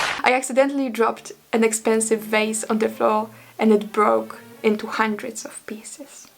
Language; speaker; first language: English; non-native, fluent; Polish